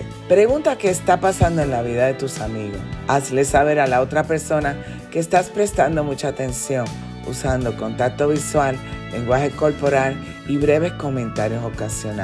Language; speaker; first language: Spanish; native; Spanish